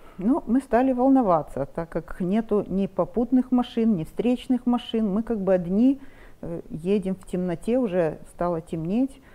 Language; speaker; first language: Russian; non-native, local second language; Romanian